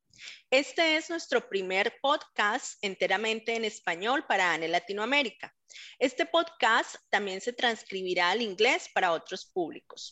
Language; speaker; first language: Spanish; native; Spanish